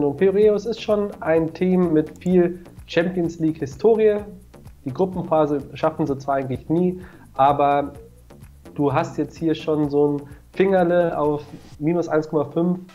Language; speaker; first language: German; native; German